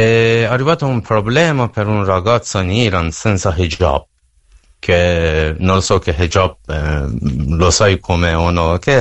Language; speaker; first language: Italian; non-native, learner; Persian